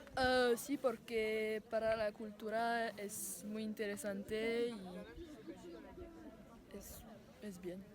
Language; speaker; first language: Spanish; non-native, learner; French